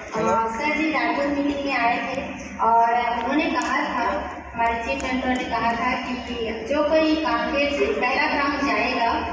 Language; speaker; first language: Hindi; native; Hindi